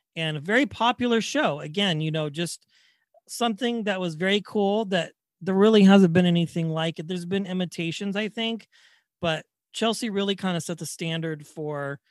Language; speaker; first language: English; native; English